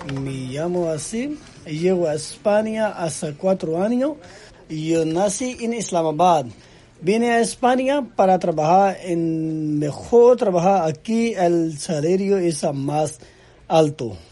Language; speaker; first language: Spanish; non-native, learner; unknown